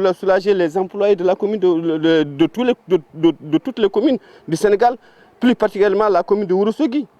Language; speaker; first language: French; non-native, local second language; Fula